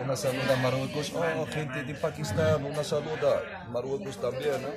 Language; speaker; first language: Spanish; non-native, learner; Arabic